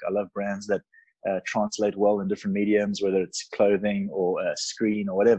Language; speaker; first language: English; native; English